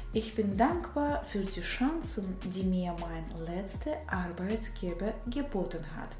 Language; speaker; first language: German; non-native, fluent; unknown